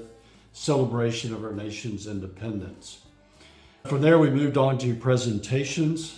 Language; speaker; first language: English; native; English